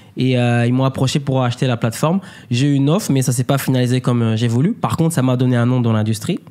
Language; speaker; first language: French; native; French